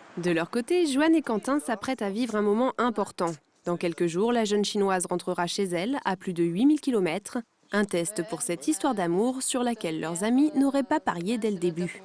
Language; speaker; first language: French; native; French